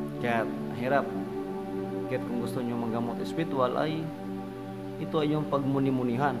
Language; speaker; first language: Filipino; non-native, local second language; Cebuano